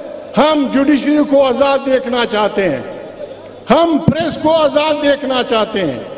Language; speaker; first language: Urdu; non-native, local second language; Pashto